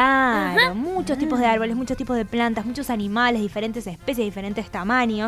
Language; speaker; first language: Spanish; native; Spanish